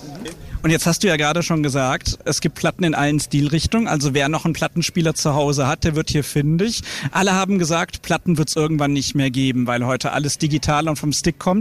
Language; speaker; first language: German; native; German